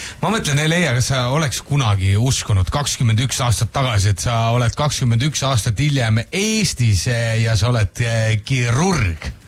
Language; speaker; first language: Estonian; native; Estonian